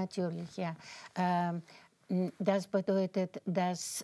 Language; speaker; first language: German; non-native, fluent; Russian